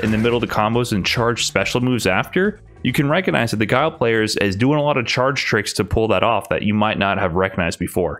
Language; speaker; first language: English; native; English